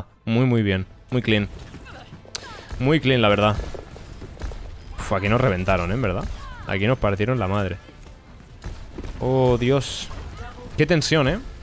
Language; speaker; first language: Spanish; native; Spanish